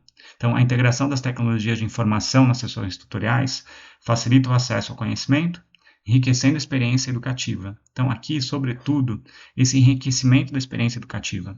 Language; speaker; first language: Portuguese; native; Portuguese